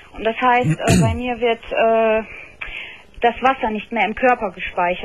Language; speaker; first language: German; native; German